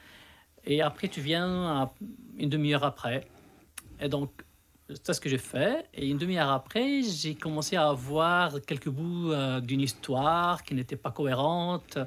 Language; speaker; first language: French; non-native, local second language; Arabic